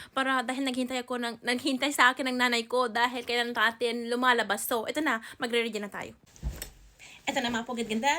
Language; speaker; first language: Filipino; non-native, learner; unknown